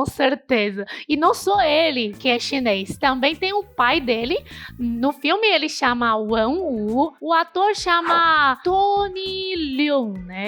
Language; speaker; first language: Portuguese; non-native, fluent; Chinese